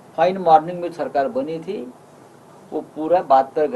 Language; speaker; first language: Hindi; non-native, local second language; Marathi